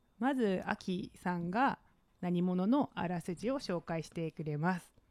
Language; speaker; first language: Japanese; non-native, fluent; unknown